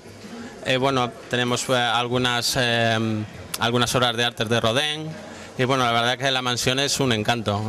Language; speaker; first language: Spanish; native; Spanish